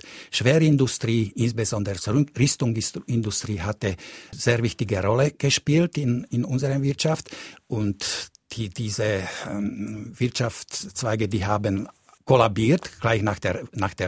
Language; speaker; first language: German; non-native, fluent; Slovak